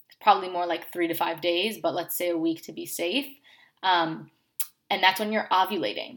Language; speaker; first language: English; native; English